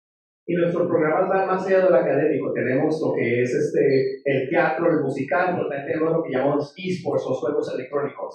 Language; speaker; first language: Spanish; native; Spanish